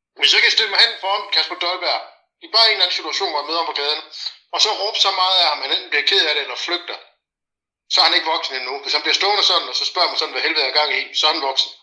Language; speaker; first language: Danish; native; Danish